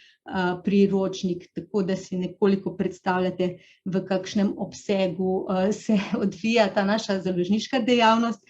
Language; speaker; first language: Slovenian; native; Slovenian